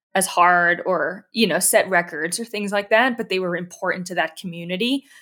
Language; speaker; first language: English; native; English